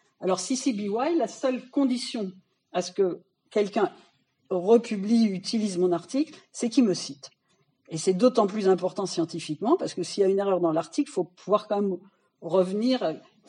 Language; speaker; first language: French; native; French